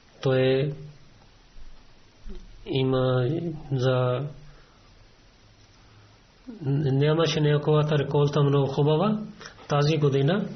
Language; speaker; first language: Bulgarian; non-native, fluent; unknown